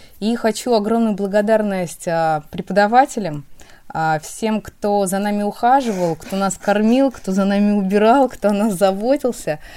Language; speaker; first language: Russian; native; Russian